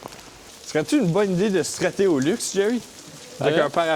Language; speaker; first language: French; native; French